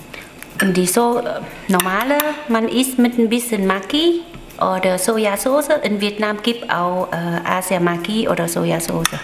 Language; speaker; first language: German; non-native, learner; Vietnamese